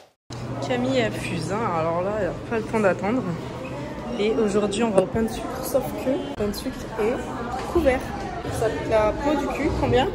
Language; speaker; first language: French; native; French